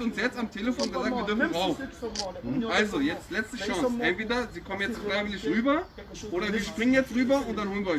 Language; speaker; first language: German; native; German